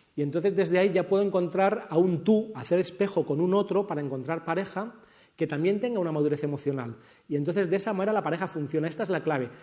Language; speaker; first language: Spanish; native; Spanish